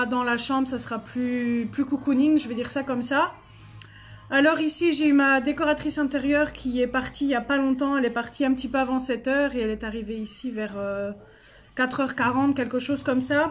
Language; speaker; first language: French; native; French